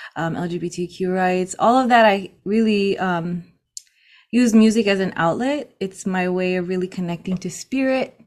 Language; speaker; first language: English; early bilingual, other home language; Filipino